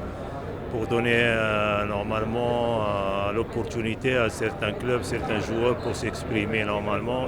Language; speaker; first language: French; non-native, local second language; Arabic